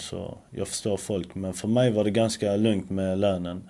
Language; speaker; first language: Swedish; early bilingual, other home language; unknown